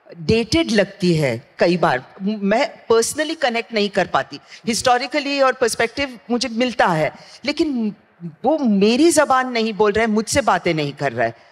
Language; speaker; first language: Hindi; non-native, local second language; Gujarati